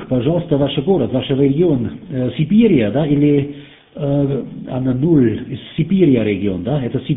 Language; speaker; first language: Russian; non-native, learner; German